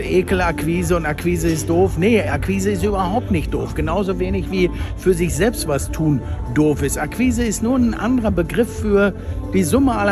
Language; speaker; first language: German; native; German